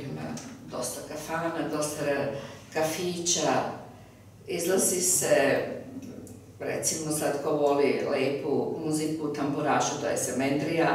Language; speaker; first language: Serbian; early bilingual, heritage; Serbian